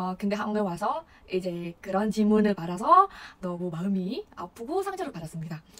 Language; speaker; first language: Korean; non-native, fluent; Indonesian